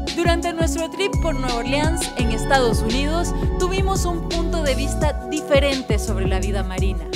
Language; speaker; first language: Spanish; native; Spanish